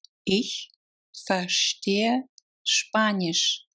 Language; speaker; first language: German; non-native, fluent; Russian